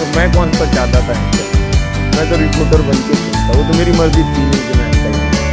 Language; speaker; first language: Hindi; non-native, local second language; Bhojpuri